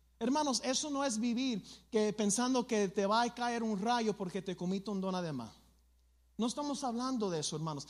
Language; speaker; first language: Spanish; early bilingual, other home language; English